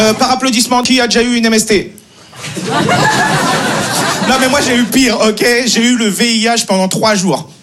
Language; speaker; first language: French; native; French